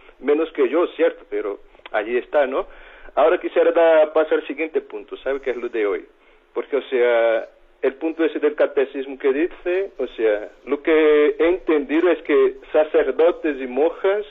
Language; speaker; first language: Spanish; non-native, fluent; Portuguese